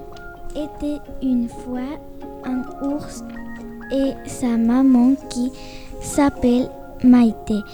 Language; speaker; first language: French; non-native, learner; Spanish